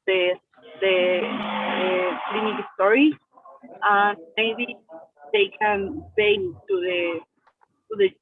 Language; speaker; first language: English; non-native, learner; Spanish